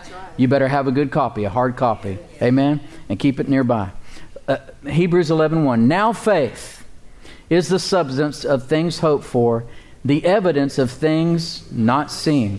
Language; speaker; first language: English; native; English